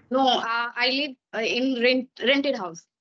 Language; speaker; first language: English; non-native, learner; Maithili